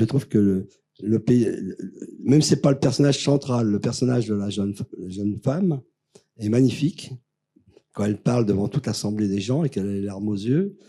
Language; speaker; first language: French; native; French